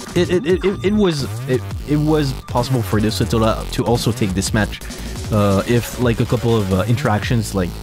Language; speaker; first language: English; non-native, fluent; French